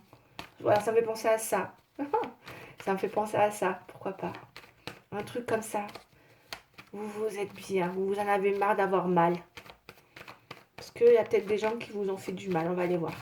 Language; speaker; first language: French; native; French